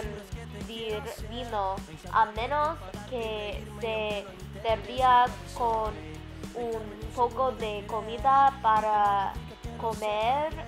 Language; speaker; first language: Spanish; non-native, learner; English